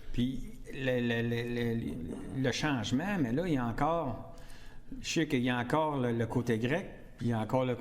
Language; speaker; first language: French; native; French